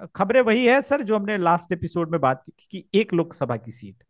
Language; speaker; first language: Hindi; native; Hindi